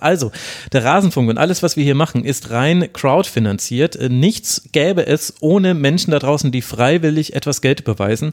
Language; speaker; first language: German; native; German